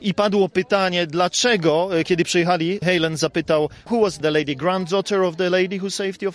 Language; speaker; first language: Polish; native; Polish